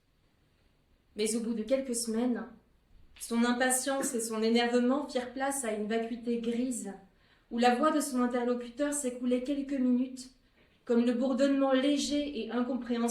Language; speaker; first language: French; native; French